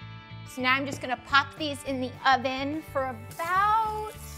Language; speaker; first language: English; native; English